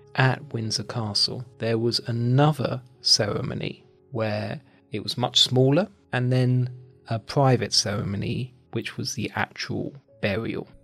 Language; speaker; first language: English; native; English